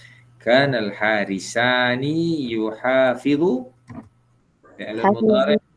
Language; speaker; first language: Arabic; non-native, fluent; Malay